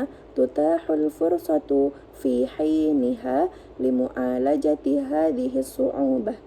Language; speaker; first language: Arabic; non-native, learner; Indonesian